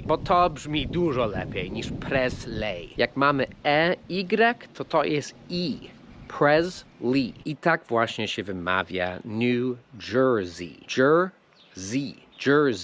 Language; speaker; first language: Polish; non-native, fluent; English